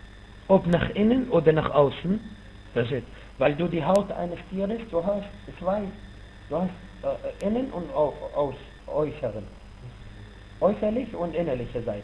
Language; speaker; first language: German; non-native, fluent; Arabic